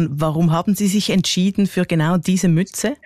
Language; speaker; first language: German; native; German